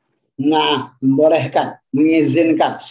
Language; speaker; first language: Indonesian; native; Indonesian